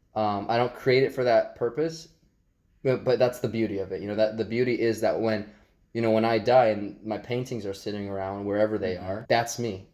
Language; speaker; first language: English; native; English